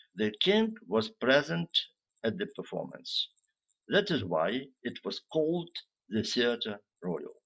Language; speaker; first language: English; non-native, fluent; Ukrainian